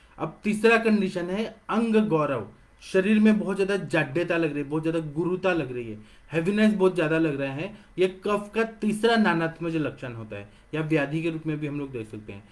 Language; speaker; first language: Hindi; non-native, local second language; Marathi